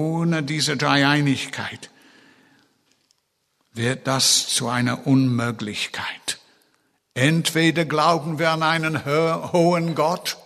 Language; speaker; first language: German; non-native, fluent; English